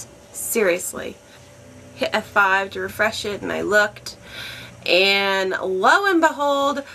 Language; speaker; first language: English; native; English